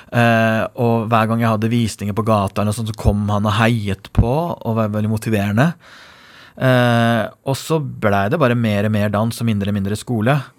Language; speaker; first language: Norwegian; non-native, fluent; Persian